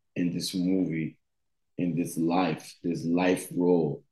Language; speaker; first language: English; early bilingual, other home language; French